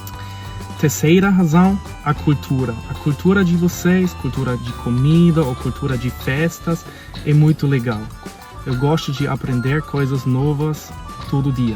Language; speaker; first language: Portuguese; non-native, learner; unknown